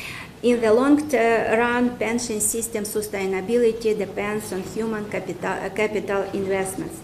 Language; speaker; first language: English; non-native, fluent; Romanian